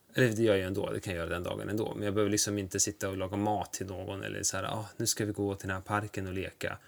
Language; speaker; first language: Swedish; native; Swedish